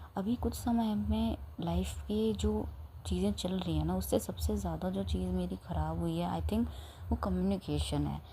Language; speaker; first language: Hindi; non-native, local second language; Marwari